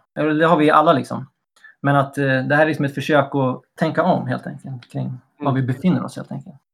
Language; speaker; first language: Swedish; native; Swedish